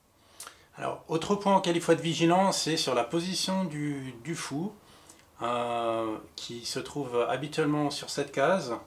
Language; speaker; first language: French; native; French